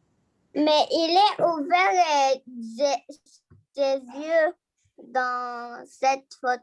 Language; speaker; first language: French; non-native, learner; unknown